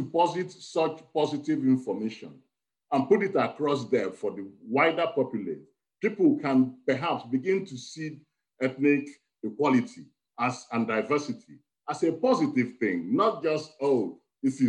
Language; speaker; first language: English; non-native, local second language; Igbo